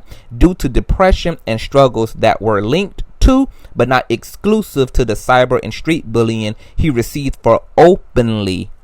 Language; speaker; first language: English; native; English